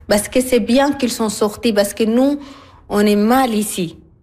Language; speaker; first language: French; non-native, learner; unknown